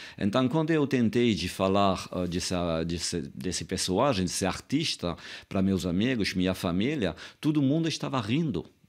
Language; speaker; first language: Portuguese; non-native, fluent; French